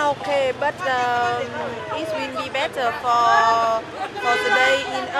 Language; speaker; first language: English; non-native, learner; Vietnamese